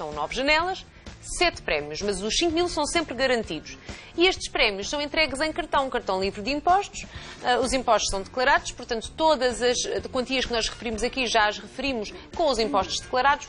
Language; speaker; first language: Portuguese; native; Portuguese